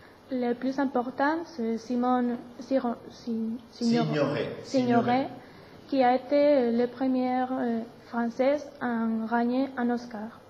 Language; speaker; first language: French; non-native, learner; Spanish